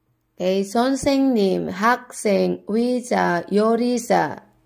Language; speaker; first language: Korean; non-native, learner; Cebuano